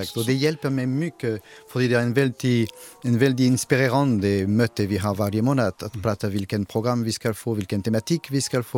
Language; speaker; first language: Swedish; non-native, fluent; French